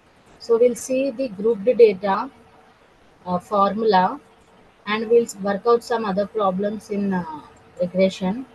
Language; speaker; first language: English; non-native, local second language; Telugu